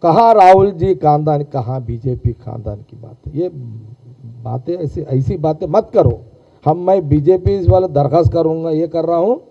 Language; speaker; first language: Hindi; non-native, local second language; Telugu